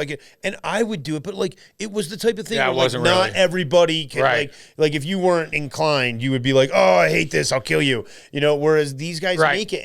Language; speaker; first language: English; native; English